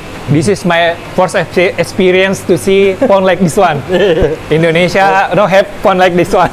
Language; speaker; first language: English; non-native, learner; Indonesian